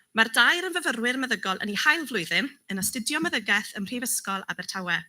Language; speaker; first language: Welsh; native; Welsh